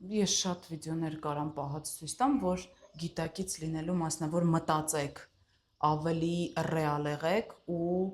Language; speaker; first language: Armenian; native; Armenian